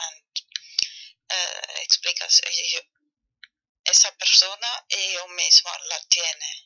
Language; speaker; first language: Spanish; non-native, fluent; German